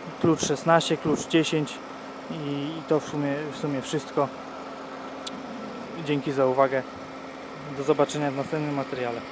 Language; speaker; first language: Polish; native; Polish